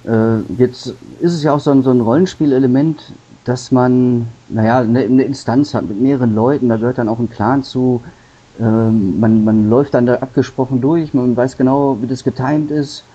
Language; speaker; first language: German; native; German